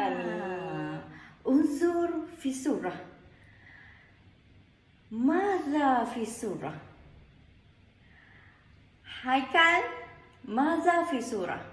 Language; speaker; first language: Arabic; non-native, learner; Malay